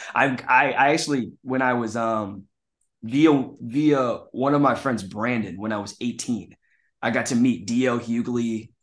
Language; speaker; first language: English; native; English